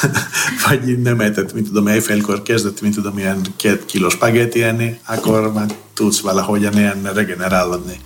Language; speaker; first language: Hungarian; non-native, fluent; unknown